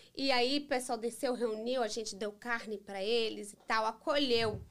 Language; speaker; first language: Portuguese; early bilingual, heritage; English